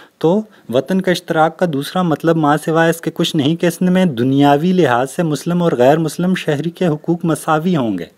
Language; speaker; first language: Urdu; non-native, local second language; Northern Hindko